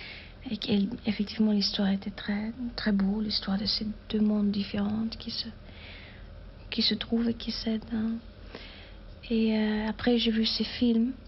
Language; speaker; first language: French; non-native, fluent; German